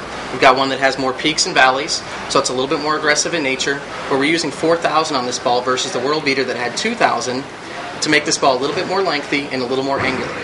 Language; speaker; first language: English; native; English